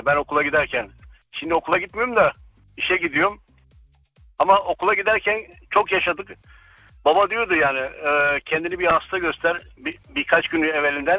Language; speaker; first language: Turkish; early bilingual, heritage; Turkish